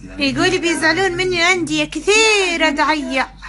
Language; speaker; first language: Arabic; native; Arabic